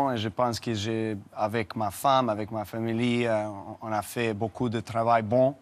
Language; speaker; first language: French; non-native, learner; Serbian